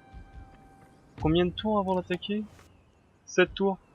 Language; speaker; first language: French; native; French